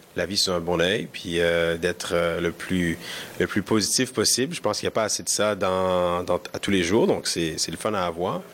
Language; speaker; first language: French; early bilingual, other home language; Kinyarwanda